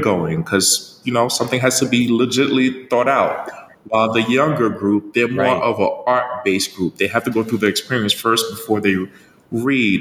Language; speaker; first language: English; early bilingual, other home language; Haitian Creole